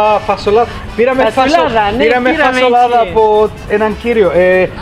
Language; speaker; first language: Greek; early bilingual, heritage; English